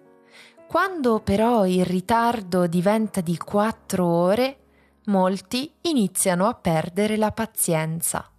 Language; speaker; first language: Italian; native; Italian